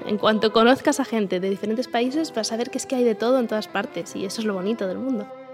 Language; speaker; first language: Spanish; native; Spanish